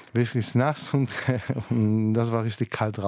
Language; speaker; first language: German; non-native, fluent; Spanish